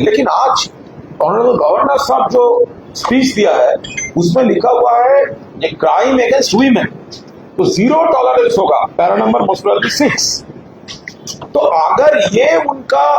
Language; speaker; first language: Hindi; non-native, local second language; Bangla